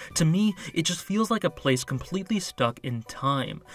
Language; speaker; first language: English; native; English